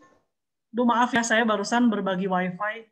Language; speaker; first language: Indonesian; native; Indonesian